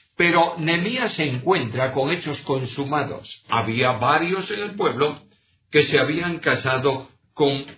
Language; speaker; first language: Spanish; non-native, local second language; Galician